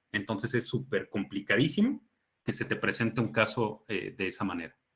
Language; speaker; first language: Spanish; native; Spanish